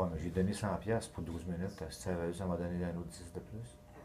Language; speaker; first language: French; native; French